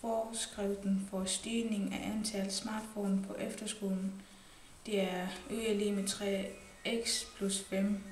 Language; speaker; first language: Danish; native; Danish